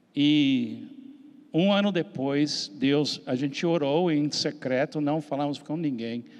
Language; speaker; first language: Portuguese; non-native, fluent; English